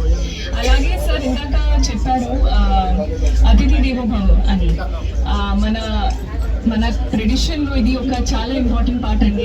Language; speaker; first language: Telugu; non-native, learner; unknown